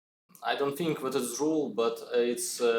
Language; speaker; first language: English; non-native, learner; Russian